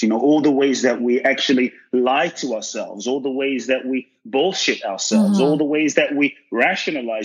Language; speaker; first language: English; native; English